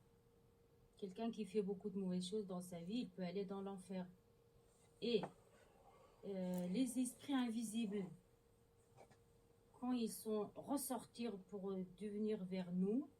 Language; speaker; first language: French; non-native, learner; Mongolian